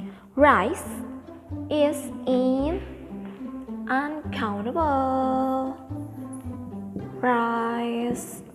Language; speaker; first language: English; non-native, fluent; Indonesian